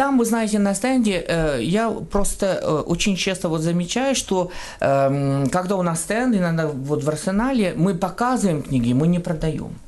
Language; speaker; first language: Russian; non-native, fluent; French